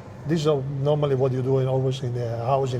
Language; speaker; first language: English; non-native, fluent; Italian